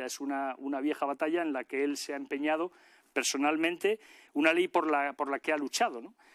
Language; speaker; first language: Spanish; native; Spanish